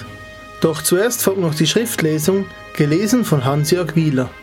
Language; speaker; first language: German; native; German